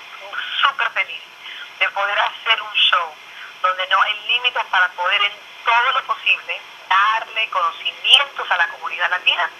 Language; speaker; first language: Spanish; early bilingual, other home language; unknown